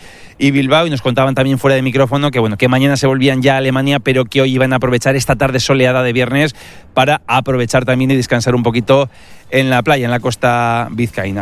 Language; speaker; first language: Spanish; native; Spanish